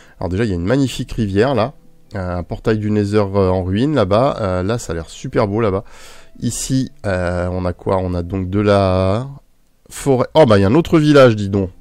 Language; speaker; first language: French; native; French